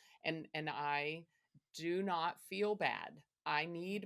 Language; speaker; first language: English; native; English